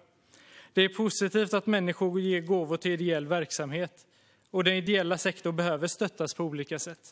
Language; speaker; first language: Swedish; native; Swedish